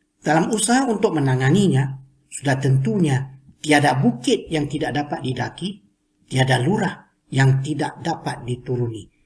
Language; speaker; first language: Malay; non-native, local second language; Chinese